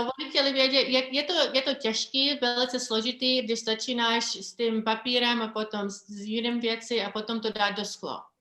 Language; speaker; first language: Czech; early bilingual, heritage; Czech